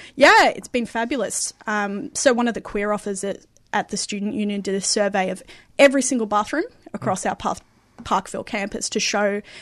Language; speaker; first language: English; native; English